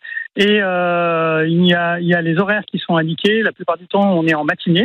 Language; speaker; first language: French; native; French